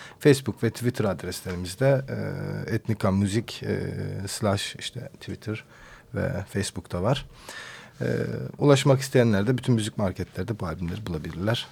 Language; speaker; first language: Turkish; non-native, local second language; Kurdish